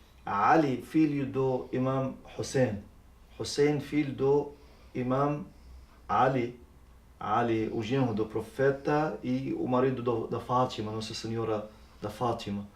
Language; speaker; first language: Portuguese; non-native, learner; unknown